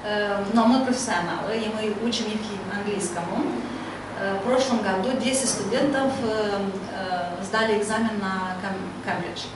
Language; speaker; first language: Polish; non-native, learner; Russian